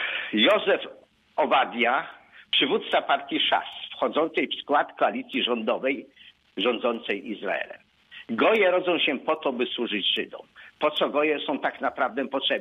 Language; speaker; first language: Polish; native; Polish